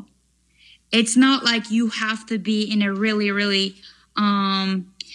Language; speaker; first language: English; non-native, fluent; Turkish